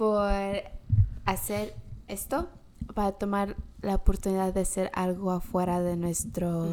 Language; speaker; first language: Spanish; early bilingual, heritage; Spanish